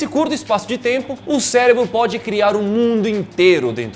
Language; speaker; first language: Portuguese; native; Portuguese